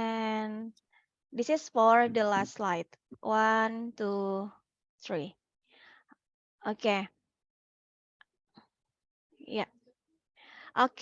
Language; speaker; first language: English; non-native, fluent; Indonesian